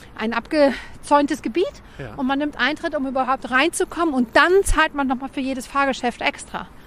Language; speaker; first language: German; native; German